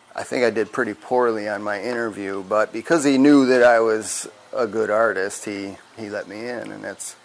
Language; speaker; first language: English; native; English